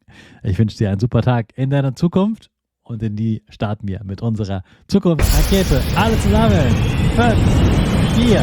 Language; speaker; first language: German; native; German